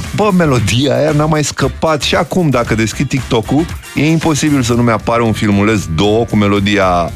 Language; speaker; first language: Romanian; native; Romanian